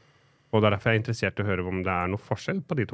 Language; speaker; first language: Norwegian; native; Norwegian